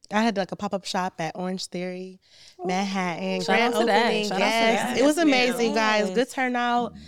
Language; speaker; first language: English; native; English